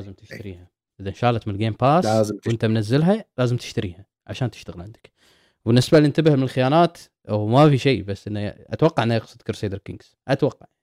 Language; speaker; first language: Arabic; native; Arabic